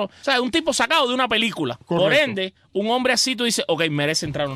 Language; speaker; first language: Spanish; native; Spanish